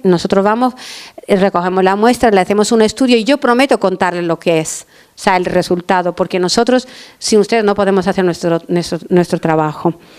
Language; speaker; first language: Spanish; non-native, fluent; Albanian